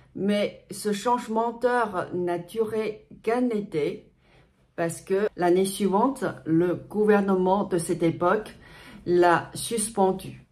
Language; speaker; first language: French; non-native, fluent; Chinese